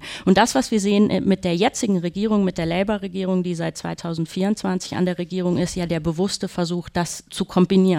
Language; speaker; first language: German; native; German